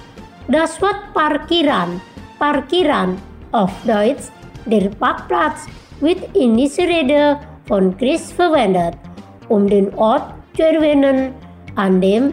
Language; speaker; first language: German; non-native, learner; Indonesian